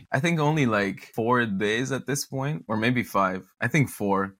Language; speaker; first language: English; non-native, fluent; Romanian